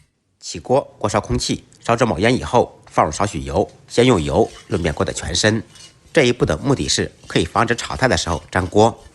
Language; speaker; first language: Chinese; native; Chinese